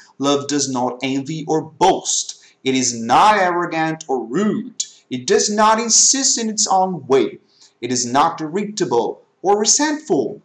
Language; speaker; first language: English; non-native, fluent; Portuguese